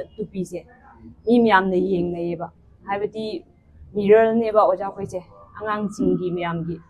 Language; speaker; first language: Manipuri; non-native, local second language; Tangkhul Naga (India)